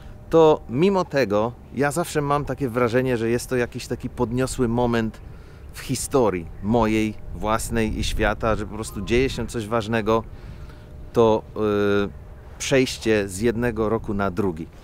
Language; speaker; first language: Polish; native; Polish